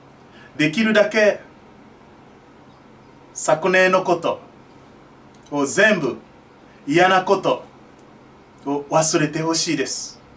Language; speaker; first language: Japanese; non-native, fluent; French